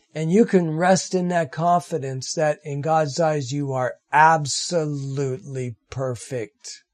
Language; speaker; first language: English; native; English